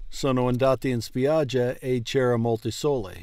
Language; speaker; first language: Italian; non-native, learner; English